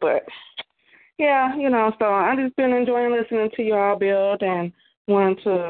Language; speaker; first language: English; native; English